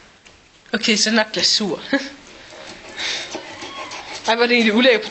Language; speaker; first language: Danish; native; Danish